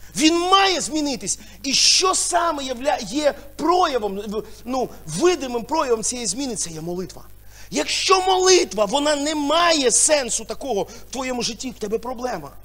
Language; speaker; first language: Ukrainian; non-native, local second language; Russian